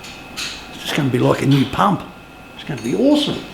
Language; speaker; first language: English; native; English